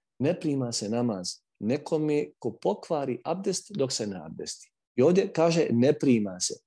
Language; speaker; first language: Bosnian; native; Bosnian